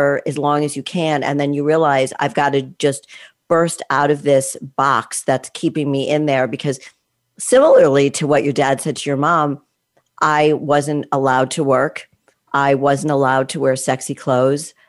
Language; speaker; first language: English; native; English